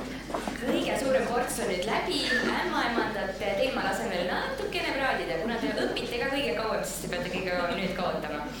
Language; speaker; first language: Estonian; native; Estonian